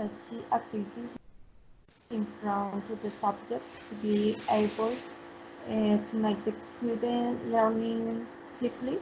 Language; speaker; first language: English; non-native, learner; Spanish